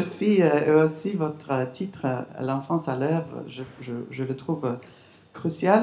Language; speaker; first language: French; non-native, fluent; English